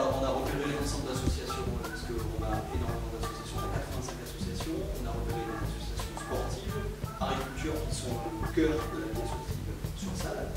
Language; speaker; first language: French; native; French